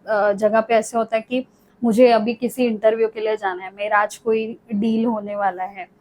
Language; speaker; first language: Hindi; non-native, local second language; Marathi